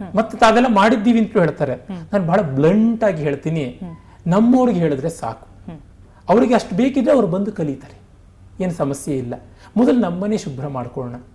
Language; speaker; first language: Kannada; non-native, local second language; Tamil